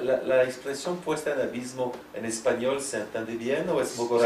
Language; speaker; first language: Spanish; non-native, fluent; French